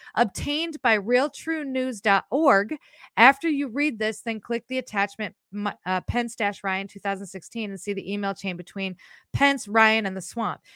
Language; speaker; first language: English; native; English